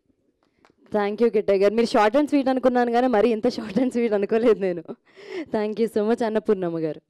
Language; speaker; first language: Telugu; native; Telugu